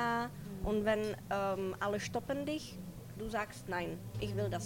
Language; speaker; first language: German; non-native, learner; Czech